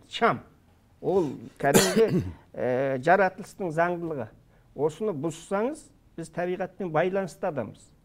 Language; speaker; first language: Kazakh; early bilingual, heritage; Kazakh